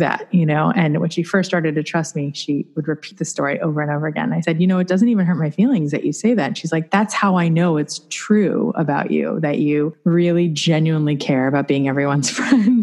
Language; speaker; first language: English; native; English